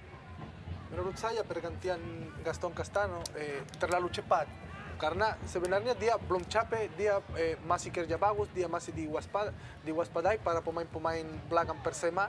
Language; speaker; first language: Indonesian; non-native, fluent; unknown